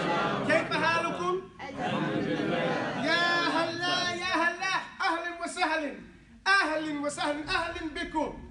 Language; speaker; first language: Arabic; non-native, fluent; English